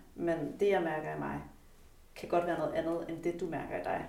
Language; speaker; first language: Danish; native; Danish